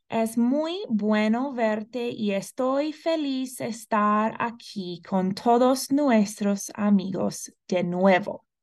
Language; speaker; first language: Spanish; non-native, fluent; English